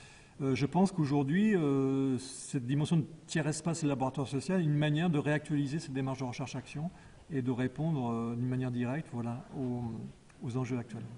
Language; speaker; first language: French; native; French